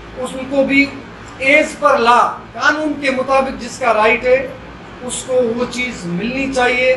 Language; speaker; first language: Urdu; non-native, local second language; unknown